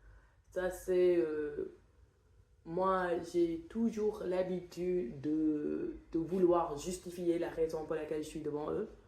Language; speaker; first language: French; non-native, fluent; English